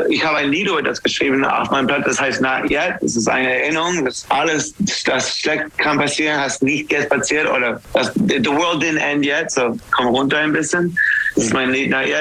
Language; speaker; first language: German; non-native, learner; English